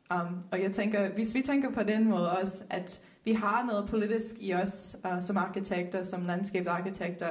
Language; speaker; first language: Danish; non-native, fluent; Dutch